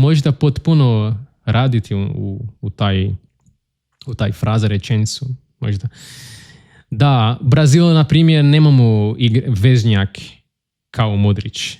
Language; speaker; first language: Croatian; non-native, learner; Portuguese